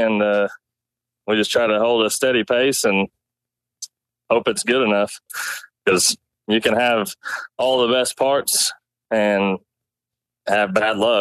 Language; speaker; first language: English; native; English